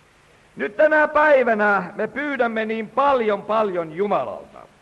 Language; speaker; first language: Finnish; native; Finnish